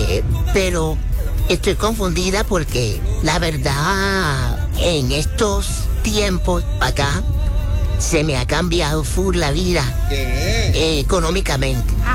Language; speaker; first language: Spanish; native; Spanish